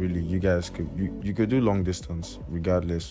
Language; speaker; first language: English; non-native, local second language; Igbo